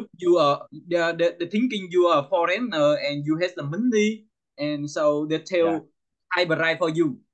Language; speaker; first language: English; non-native, learner; Vietnamese